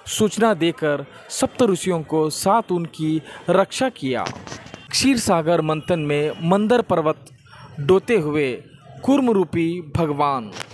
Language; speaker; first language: Hindi; non-native, local second language; Kannada